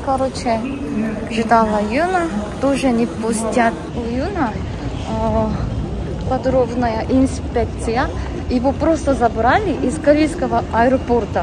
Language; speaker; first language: Russian; non-native, learner; Korean